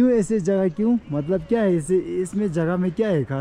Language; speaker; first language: Hindi; non-native, learner; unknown